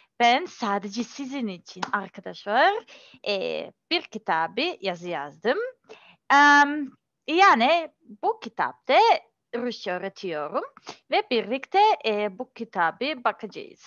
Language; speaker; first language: Turkish; non-native, learner; Russian